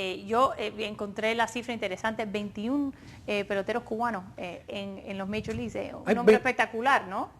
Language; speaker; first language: Spanish; early bilingual, other home language; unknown